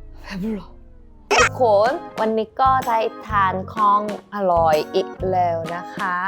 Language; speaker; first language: Thai; non-native, learner; Korean